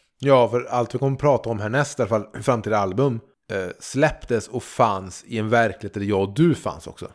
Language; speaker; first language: Swedish; native; Swedish